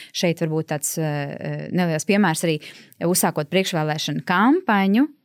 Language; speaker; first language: Latvian; native; Latvian